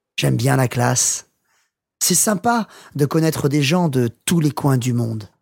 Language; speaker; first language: French; non-native, learner; English